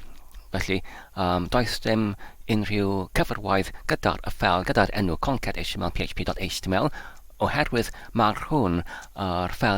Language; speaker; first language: Welsh; non-native, learner; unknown